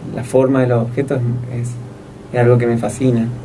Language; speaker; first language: Spanish; native; Spanish